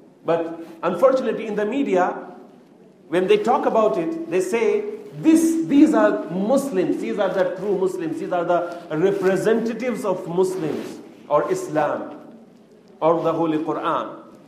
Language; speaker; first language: English; non-native, local second language; Urdu